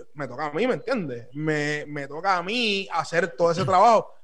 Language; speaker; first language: Spanish; native; Spanish